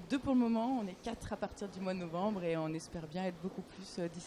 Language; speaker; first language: French; native; French